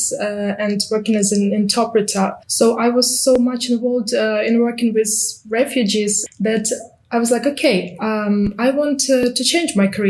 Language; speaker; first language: English; non-native, fluent; Ukrainian